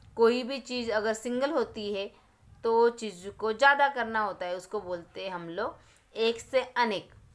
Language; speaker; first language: Hindi; non-native, local second language; Marathi